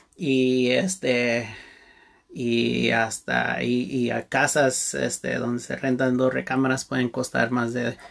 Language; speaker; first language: Spanish; early bilingual, heritage; Spanish